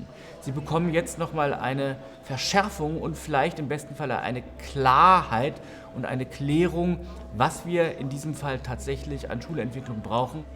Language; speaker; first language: German; native; German